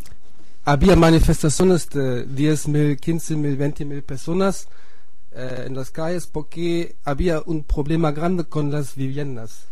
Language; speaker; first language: Spanish; non-native, fluent; German